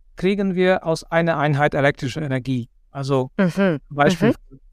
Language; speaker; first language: German; non-native, fluent; Polish